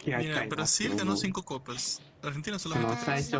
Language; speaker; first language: Spanish; native; Spanish